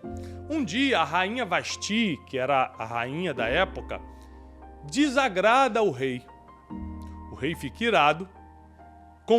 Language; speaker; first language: Portuguese; native; Portuguese